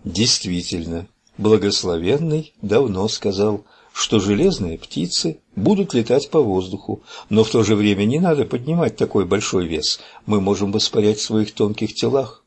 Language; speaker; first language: Russian; native; Russian